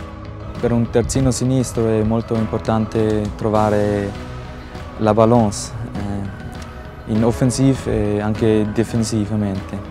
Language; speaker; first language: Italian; non-native, local second language; German